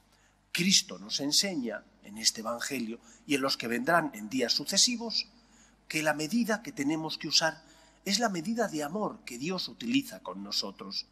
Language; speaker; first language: Spanish; native; Spanish